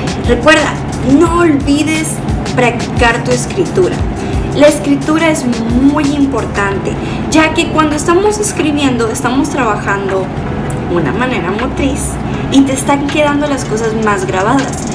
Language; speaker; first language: Spanish; native; Spanish